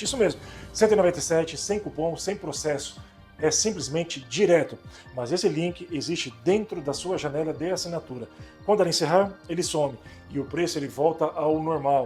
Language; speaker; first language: Portuguese; native; Portuguese